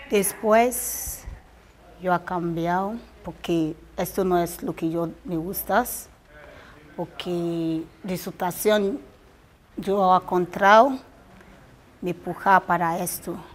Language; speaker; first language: Spanish; non-native, learner; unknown